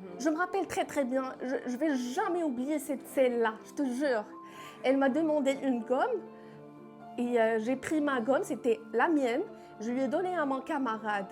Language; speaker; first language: French; non-native, local second language; Arabic